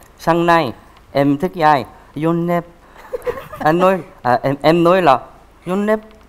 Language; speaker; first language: Vietnamese; non-native, learner; Korean